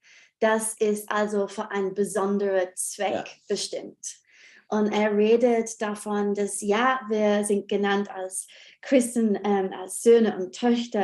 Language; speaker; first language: German; non-native, fluent; English